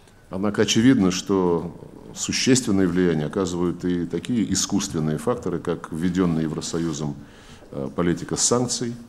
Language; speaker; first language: Russian; native; Russian